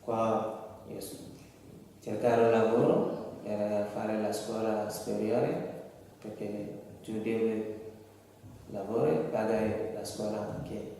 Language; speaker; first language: Italian; non-native, learner; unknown